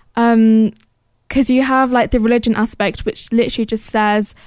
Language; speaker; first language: English; early bilingual, other home language; Arabic